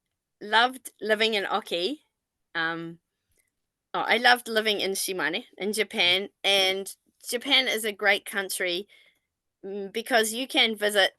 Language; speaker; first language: English; non-native, fluent; Japanese